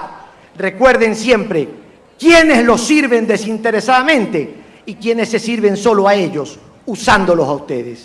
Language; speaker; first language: Spanish; native; Spanish